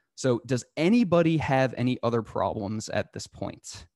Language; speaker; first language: English; native; English